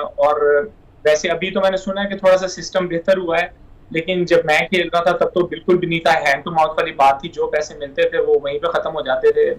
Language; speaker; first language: Hindi; non-native, local second language; Punjabi